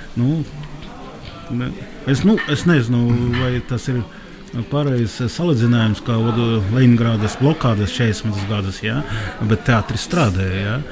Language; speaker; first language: Latvian; non-native, local second language; Russian